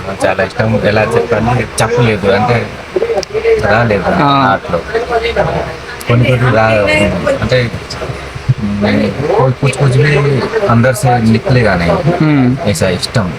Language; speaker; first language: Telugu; non-native, local second language; Odia